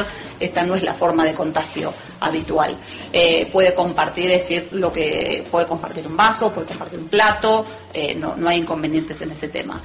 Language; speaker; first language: Spanish; native; Spanish